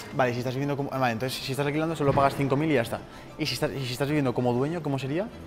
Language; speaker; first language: Spanish; native; Spanish